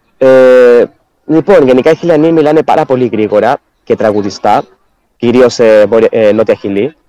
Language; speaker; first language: Greek; non-native, fluent; Spanish